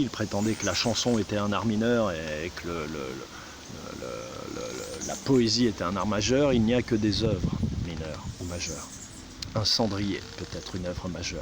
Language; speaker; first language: French; native; French